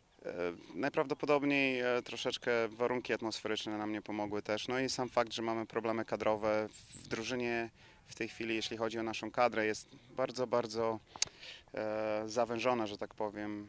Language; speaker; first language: Polish; native; Polish